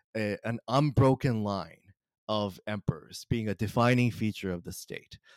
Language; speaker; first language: English; early bilingual, other home language; Japanese